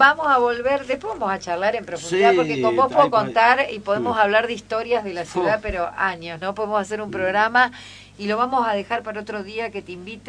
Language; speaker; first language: Spanish; native; Spanish